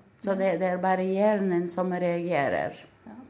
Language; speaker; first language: Norwegian; non-native, fluent; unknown